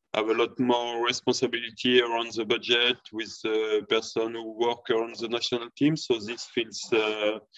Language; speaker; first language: English; non-native, fluent; French